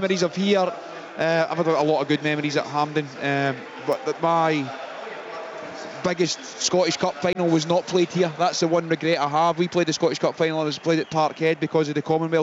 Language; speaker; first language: English; native; English